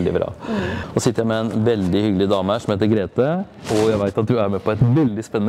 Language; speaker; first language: Norwegian; native; Norwegian